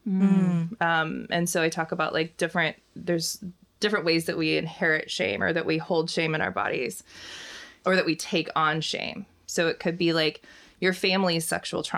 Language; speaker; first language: English; native; English